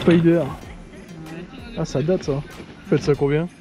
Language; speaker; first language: French; native; French